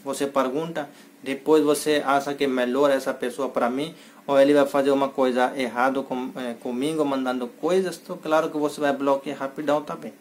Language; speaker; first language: Portuguese; non-native, learner; Hindi